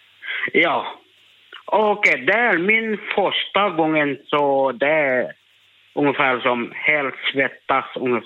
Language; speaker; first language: Swedish; non-native, learner; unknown